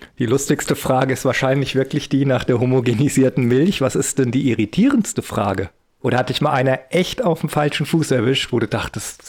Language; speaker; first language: German; native; German